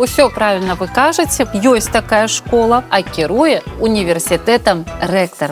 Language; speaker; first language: Belarusian; native; Belarusian